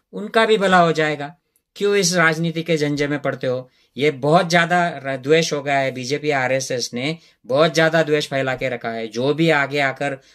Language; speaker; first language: Hindi; non-native, local second language; Marathi